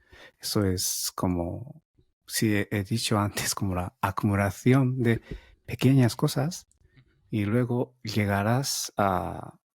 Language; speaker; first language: Spanish; non-native, learner; Japanese